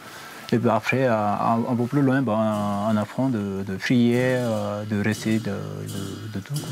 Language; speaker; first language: French; non-native, fluent; Sherpa